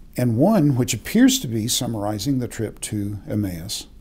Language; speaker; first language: English; native; English